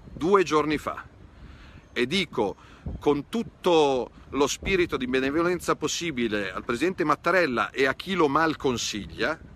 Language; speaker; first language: Italian; native; Italian